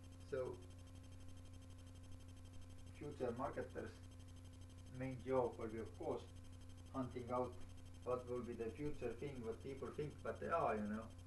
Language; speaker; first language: English; non-native, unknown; Estonian